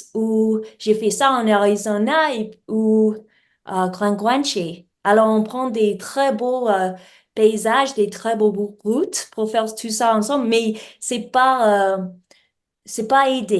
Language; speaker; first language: French; non-native, learner; English